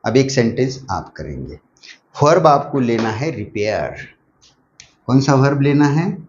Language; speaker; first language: Hindi; non-native, local second language; Marathi